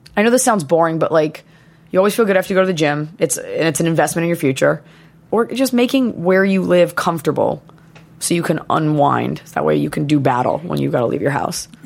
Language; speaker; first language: English; native; English